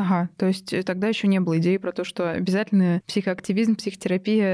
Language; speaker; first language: Russian; native; Russian